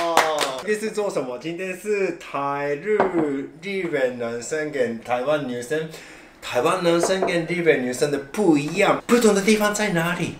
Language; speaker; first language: Chinese; non-native, fluent; Japanese